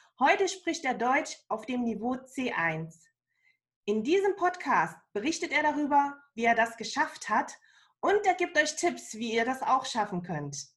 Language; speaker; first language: German; native; German